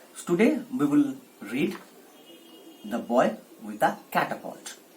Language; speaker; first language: English; non-native, local second language; Bangla